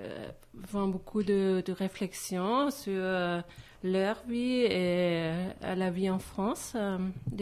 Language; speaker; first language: French; non-native, fluent; German